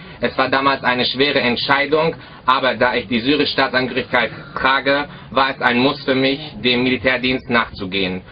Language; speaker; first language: German; early bilingual, other home language; Arabic